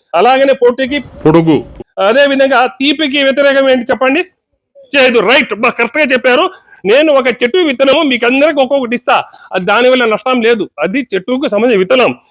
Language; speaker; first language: Telugu; native; Telugu